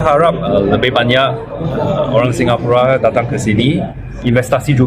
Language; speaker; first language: Indonesian; non-native, fluent; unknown